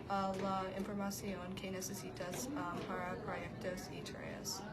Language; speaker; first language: Spanish; non-native, learner; English